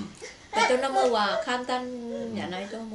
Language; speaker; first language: Japanese; non-native, local second language; Vietnamese